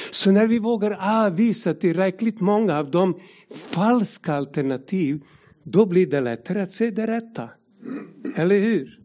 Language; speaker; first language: Swedish; non-native, fluent; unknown